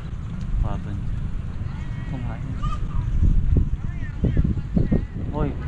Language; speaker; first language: Vietnamese; non-native, learner; Korean